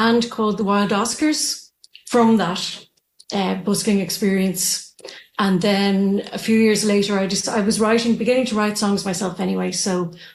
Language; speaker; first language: English; native; English